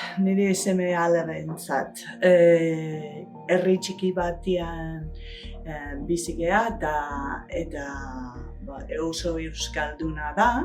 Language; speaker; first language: Basque; non-native, learner; English